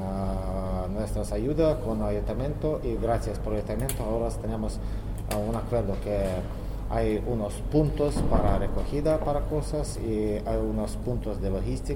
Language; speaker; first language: Spanish; non-native, learner; Ukrainian